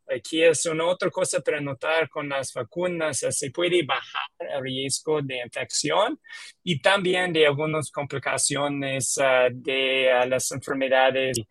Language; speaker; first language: Spanish; non-native, learner; English